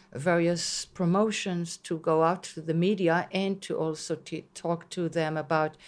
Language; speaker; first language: English; non-native, fluent; Hebrew